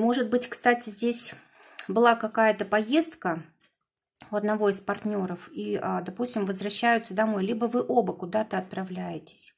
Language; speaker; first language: Russian; native; Russian